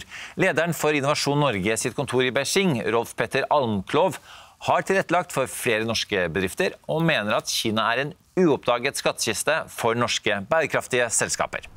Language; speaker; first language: Norwegian; native; Norwegian